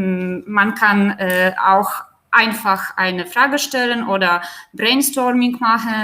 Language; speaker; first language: German; non-native, fluent; Polish